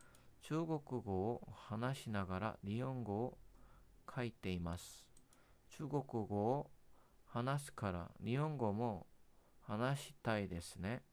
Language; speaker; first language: Japanese; non-native, learner; Korean